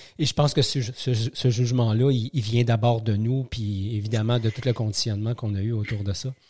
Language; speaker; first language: French; native; French